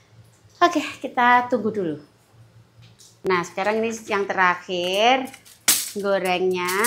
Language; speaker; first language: Indonesian; non-native, local second language; Javanese